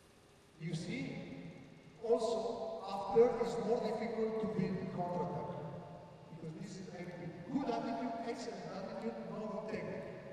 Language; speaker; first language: English; non-native, learner; Italian